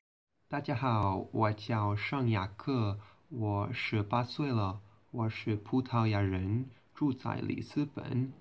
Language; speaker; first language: Chinese; non-native, learner; Portuguese